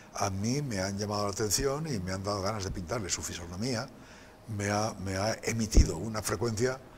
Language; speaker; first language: Spanish; native; Spanish